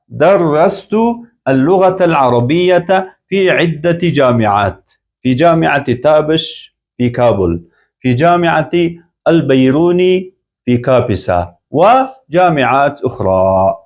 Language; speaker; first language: Arabic; non-native, fluent; Persian